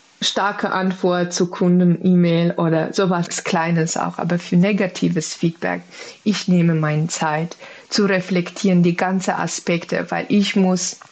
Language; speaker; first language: German; non-native, fluent; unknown